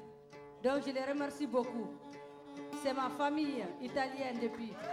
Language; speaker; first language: French; non-native, local second language; Tamasheq